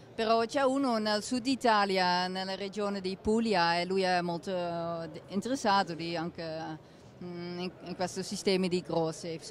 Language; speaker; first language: Italian; non-native, fluent; Dutch